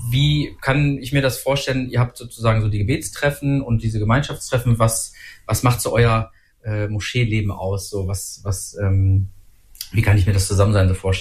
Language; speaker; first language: German; native; German